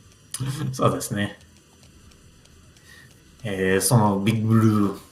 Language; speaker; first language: Japanese; non-native, learner; English